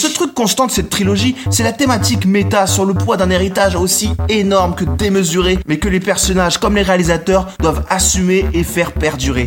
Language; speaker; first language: French; native; French